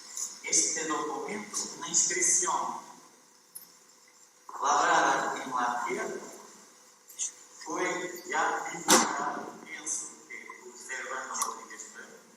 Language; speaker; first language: Portuguese; non-native, fluent; Spanish